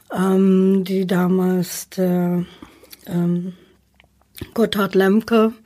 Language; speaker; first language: German; native; German